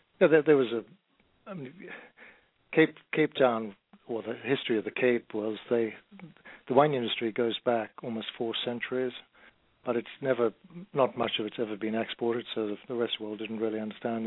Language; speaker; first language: English; native; English